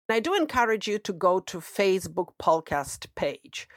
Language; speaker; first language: English; non-native, fluent; Polish